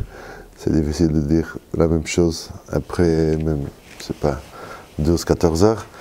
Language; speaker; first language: French; non-native, fluent; Portuguese